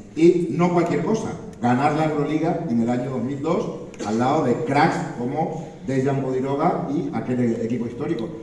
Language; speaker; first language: Spanish; native; Spanish